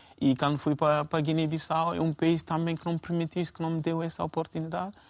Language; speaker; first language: Portuguese; non-native, fluent; Fula